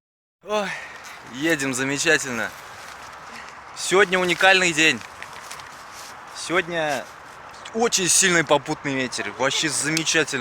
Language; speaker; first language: Russian; native; Russian